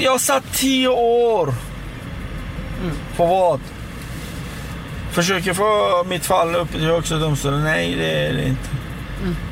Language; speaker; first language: Swedish; early bilingual, other home language; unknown